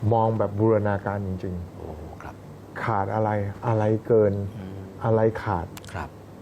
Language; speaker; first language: Thai; native; Thai